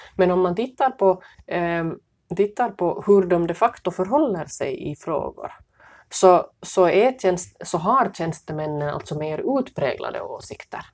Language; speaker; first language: Swedish; native; Swedish